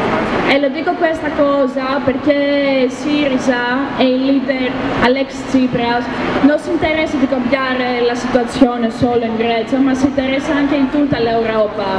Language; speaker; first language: Italian; non-native, learner; Greek